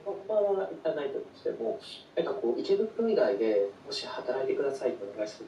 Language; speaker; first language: Japanese; native; Japanese